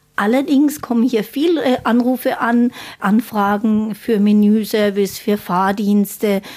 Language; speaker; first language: German; native; German